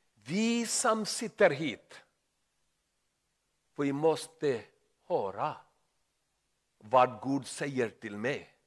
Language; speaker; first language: Swedish; non-native, learner; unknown